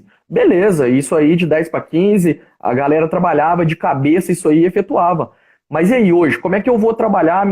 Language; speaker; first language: Portuguese; native; Portuguese